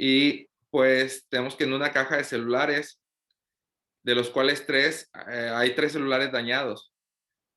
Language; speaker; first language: Spanish; native; Spanish